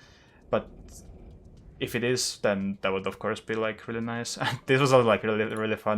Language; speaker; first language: English; non-native, fluent; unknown